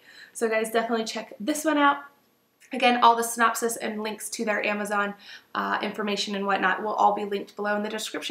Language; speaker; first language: English; native; English